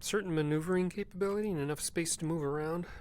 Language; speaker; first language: English; native; English